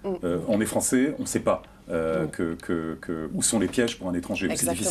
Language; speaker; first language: French; native; French